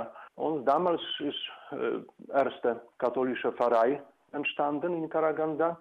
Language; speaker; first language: German; non-native, fluent; Polish